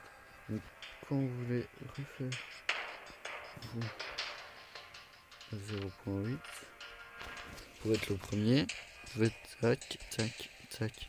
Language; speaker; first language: French; native; French